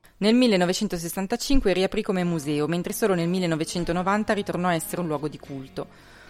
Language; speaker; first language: Italian; native; Italian